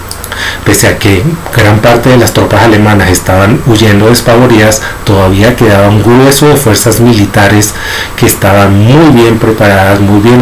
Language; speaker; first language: Spanish; native; Spanish